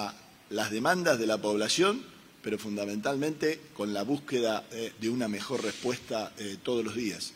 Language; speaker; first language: Spanish; native; Spanish